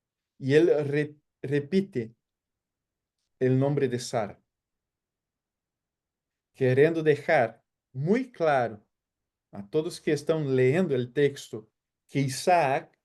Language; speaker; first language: Spanish; non-native, fluent; Portuguese